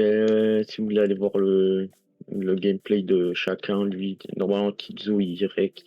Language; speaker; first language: French; native; French